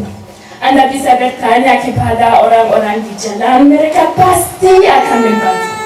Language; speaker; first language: Indonesian; non-native, learner; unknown